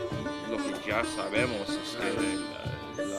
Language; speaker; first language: Spanish; non-native, fluent; English